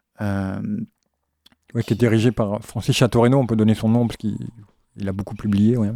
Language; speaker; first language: French; native; French